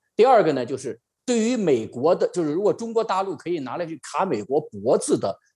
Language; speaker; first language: Chinese; native; Chinese